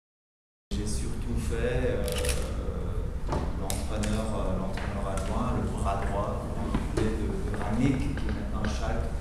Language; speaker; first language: French; non-native, fluent; German